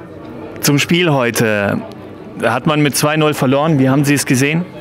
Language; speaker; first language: German; native; German